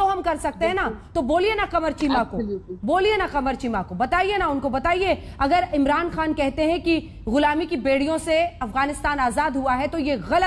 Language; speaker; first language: Hindi; native; Hindi